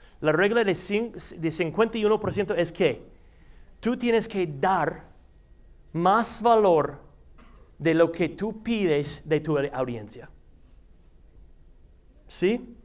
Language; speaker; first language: Spanish; non-native, fluent; English